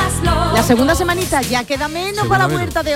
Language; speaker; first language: Spanish; native; Spanish